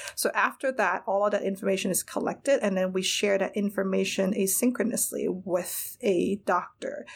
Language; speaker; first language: English; non-native, local second language; Cantonese